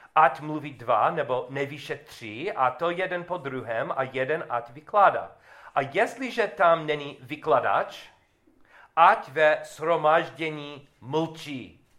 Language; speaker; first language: Czech; non-native, learner; English